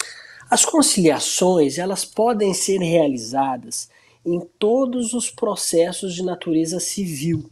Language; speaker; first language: Portuguese; native; Portuguese